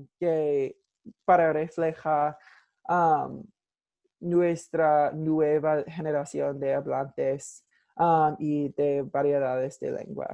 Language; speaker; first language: Spanish; non-native, learner; English